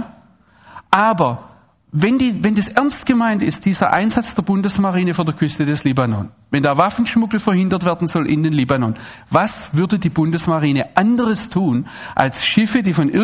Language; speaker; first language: German; native; German